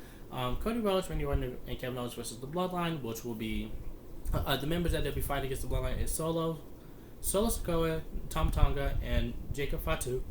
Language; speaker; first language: English; native; English